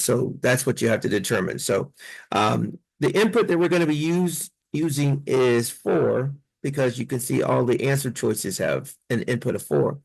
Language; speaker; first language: English; native; English